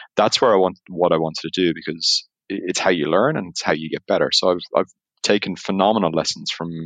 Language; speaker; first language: English; native; English